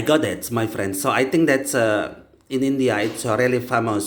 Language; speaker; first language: English; non-native, learner; Indonesian